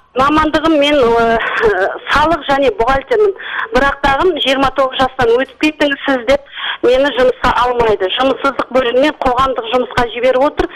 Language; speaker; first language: Kazakh; early bilingual, heritage; Kazakh